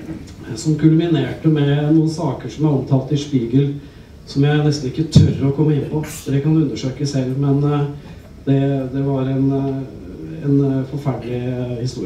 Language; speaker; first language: Norwegian; native; Norwegian